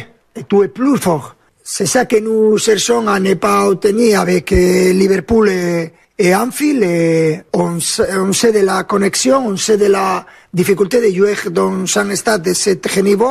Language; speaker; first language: French; non-native, learner; Spanish